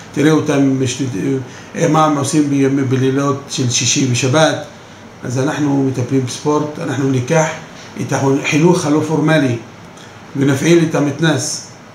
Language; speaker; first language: Hebrew; non-native, local second language; Arabic